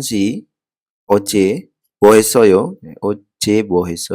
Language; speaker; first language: Korean; non-native, learner; Indonesian